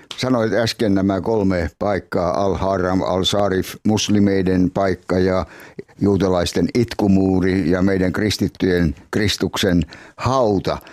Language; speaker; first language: Finnish; native; Finnish